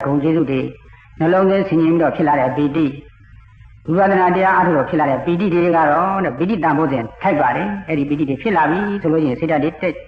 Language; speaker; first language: Burmese; native; Burmese